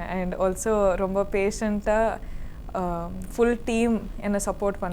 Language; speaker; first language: Tamil; non-native, learner; Kodava